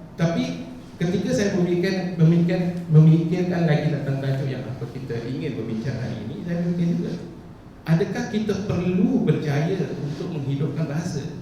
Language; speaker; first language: Malay; non-native, local second language; English